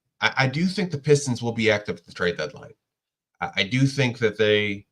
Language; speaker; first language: English; native; English